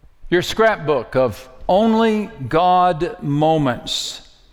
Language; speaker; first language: English; native; English